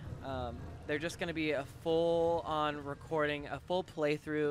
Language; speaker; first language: English; native; English